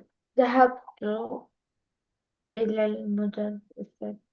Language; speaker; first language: Arabic; non-native, learner; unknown